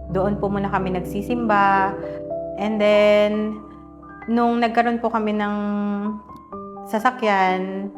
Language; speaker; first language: Filipino; native; Filipino